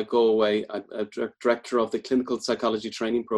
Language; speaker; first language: English; native; English